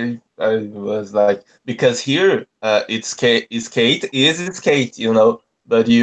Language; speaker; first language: English; non-native, learner; Portuguese